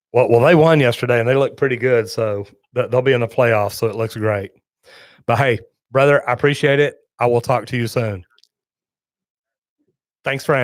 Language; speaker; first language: English; native; English